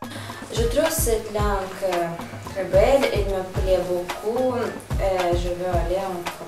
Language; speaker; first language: French; non-native, learner; Russian